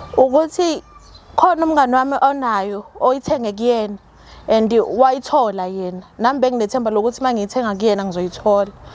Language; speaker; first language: Zulu; native; Zulu